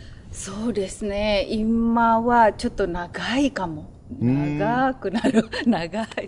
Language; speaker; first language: Japanese; non-native, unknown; Indonesian